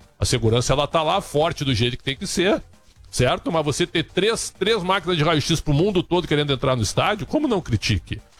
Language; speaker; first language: Portuguese; native; Portuguese